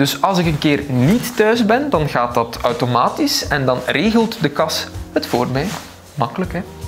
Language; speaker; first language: Dutch; native; Dutch